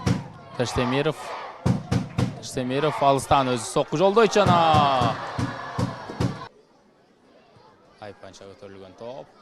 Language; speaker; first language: Kyrgyz; native; Kyrgyz